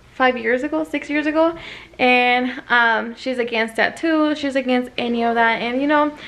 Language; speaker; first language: English; early bilingual, other home language; Spanish